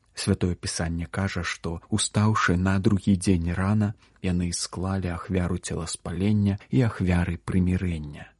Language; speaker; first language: Belarusian; native; Belarusian